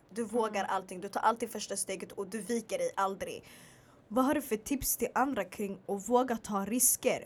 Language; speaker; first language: Swedish; native; Swedish